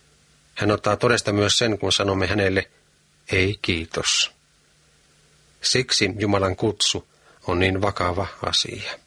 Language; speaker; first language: Finnish; native; Finnish